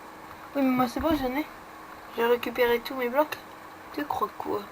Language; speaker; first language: French; native; French